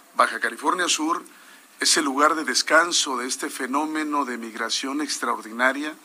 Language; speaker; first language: Spanish; native; Spanish